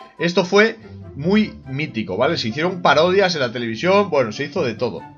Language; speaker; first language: Spanish; native; Spanish